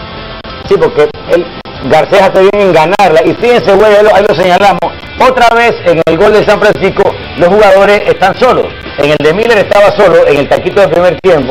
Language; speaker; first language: Spanish; native; Spanish